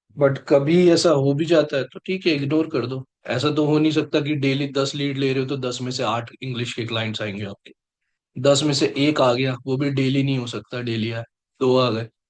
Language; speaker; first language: Hindi; native; Hindi